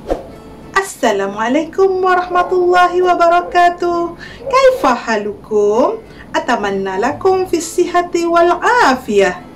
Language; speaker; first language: Arabic; non-native, fluent; Malay